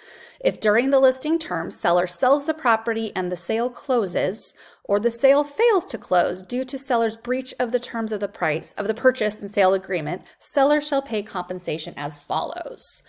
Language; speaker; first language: English; native; English